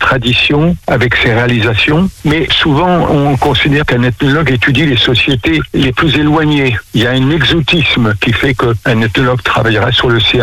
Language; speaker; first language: French; native; French